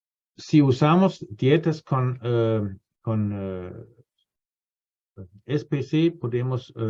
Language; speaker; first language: Spanish; non-native, fluent; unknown